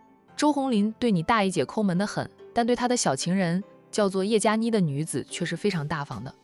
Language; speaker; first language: Chinese; native; Chinese